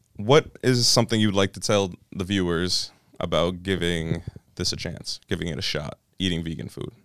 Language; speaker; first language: English; native; English